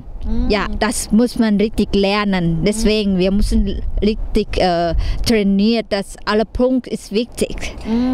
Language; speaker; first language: German; non-native, learner; Thai